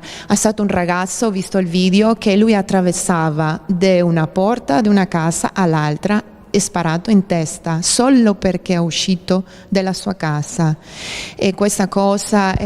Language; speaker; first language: Italian; non-native, fluent; Spanish